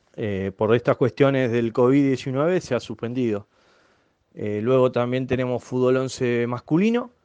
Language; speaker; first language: Spanish; native; Spanish